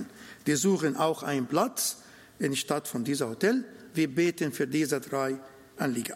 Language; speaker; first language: German; non-native, fluent; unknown